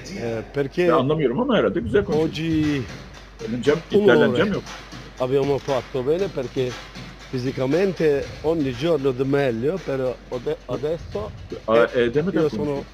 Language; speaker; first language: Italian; non-native, learner; Turkish